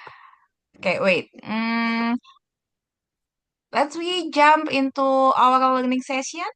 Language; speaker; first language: English; non-native, fluent; Indonesian